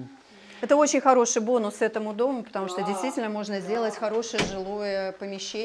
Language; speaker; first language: Russian; native; Russian